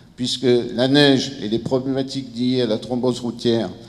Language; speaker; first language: French; native; French